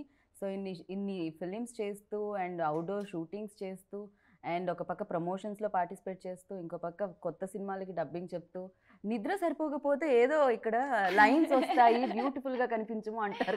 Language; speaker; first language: Telugu; native; Telugu